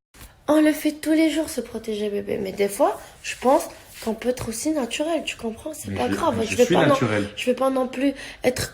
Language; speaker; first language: French; native; French